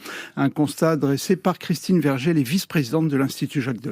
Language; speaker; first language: French; native; French